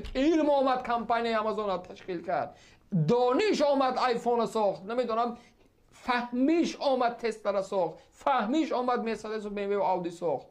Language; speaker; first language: Persian; native; Persian